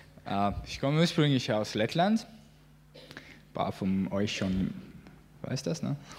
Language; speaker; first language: German; non-native, learner; Latvian